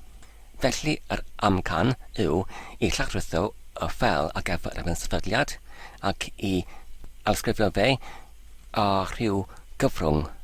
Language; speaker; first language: Welsh; non-native, learner; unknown